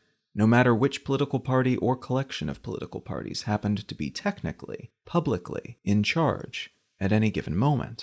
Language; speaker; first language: English; native; English